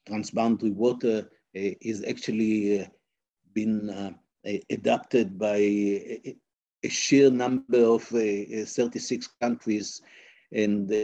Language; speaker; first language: English; non-native, fluent; Hebrew